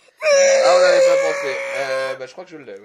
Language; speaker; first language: French; native; French